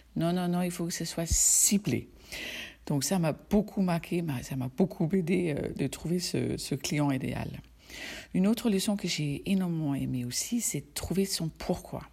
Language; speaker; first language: French; non-native, fluent; Danish